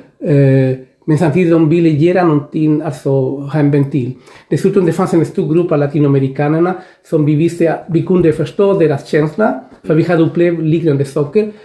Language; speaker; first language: Swedish; non-native, fluent; Spanish